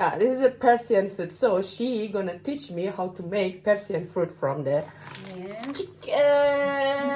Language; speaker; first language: English; non-native, learner; Indonesian